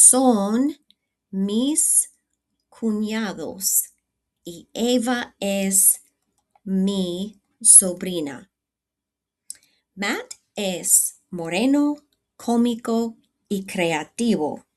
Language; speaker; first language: Spanish; non-native, fluent; English